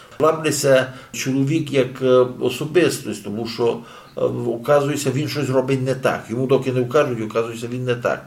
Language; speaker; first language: Ukrainian; non-native, local second language; Rusyn